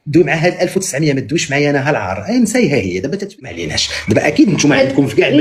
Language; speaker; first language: Arabic; native; Arabic